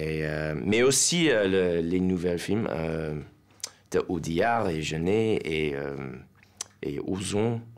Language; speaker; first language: French; non-native, learner; English